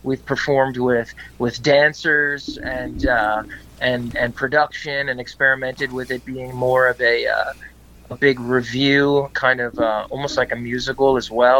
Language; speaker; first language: English; native; English